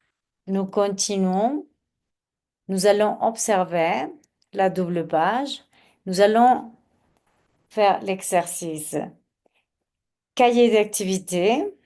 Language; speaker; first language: French; non-native, fluent; Spanish